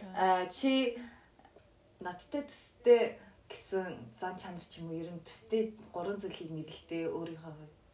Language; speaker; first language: Mongolian; early bilingual, heritage; Mongolian